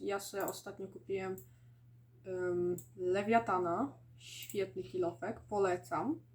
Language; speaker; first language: Polish; native; Polish